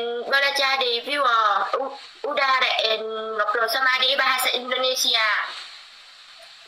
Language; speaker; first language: Indonesian; non-native, learner; Vietnamese